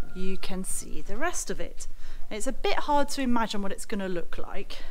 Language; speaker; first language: English; native; English